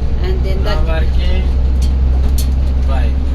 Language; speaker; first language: English; non-native, learner; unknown